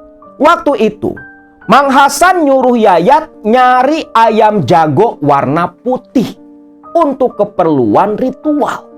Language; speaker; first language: Indonesian; non-native, local second language; Sundanese